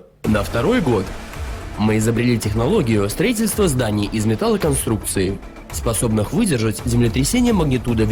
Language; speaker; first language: Russian; native; Russian